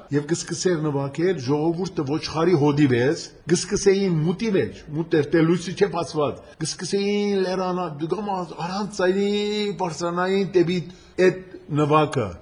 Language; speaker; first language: Armenian; early bilingual, heritage; Armenian